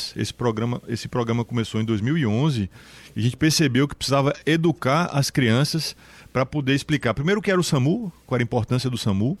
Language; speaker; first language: Portuguese; native; Portuguese